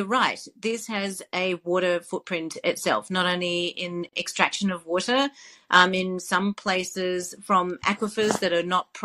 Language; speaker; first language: English; native; English